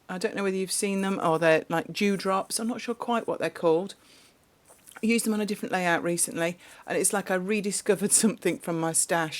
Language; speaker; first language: English; native; English